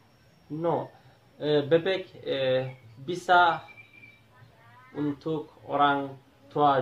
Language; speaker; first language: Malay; non-native, learner; Turkish